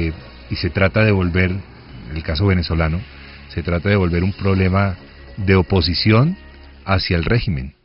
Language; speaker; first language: Spanish; native; Spanish